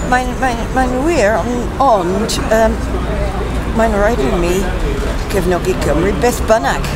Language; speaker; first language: Welsh; non-native, learner; English